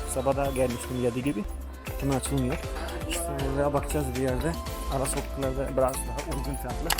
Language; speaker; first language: Turkish; non-native, fluent; Hindi